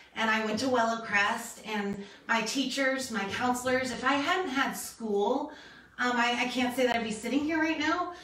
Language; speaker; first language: English; native; English